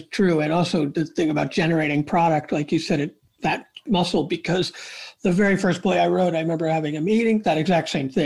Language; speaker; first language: English; native; English